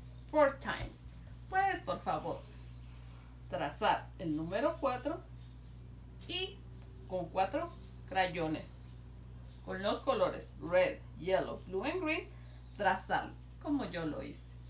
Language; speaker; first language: Spanish; native; Spanish